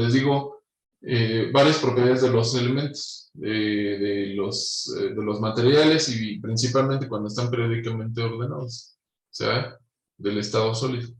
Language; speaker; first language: Spanish; native; Spanish